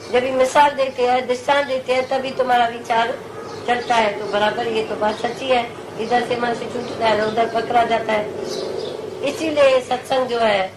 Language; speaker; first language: Hindi; non-native, local second language; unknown